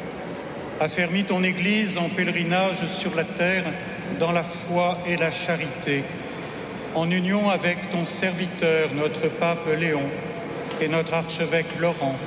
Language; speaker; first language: French; native; French